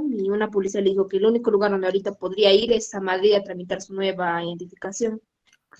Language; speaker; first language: Spanish; native; Spanish